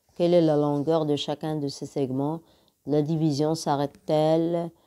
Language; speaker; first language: French; non-native, local second language; Arabic